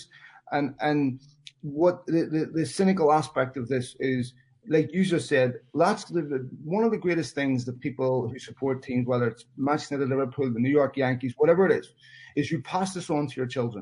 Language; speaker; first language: English; native; English